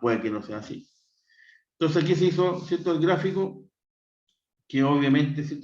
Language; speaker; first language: Spanish; native; Spanish